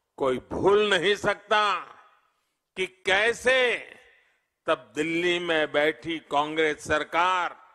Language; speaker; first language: Hindi; non-native, local second language; Gujarati